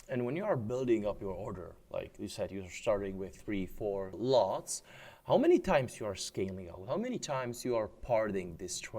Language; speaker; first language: English; non-native, fluent; Czech